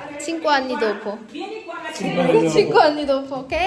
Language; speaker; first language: Italian; non-native, learner; Korean